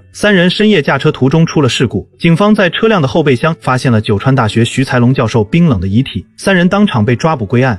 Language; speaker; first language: Chinese; native; Chinese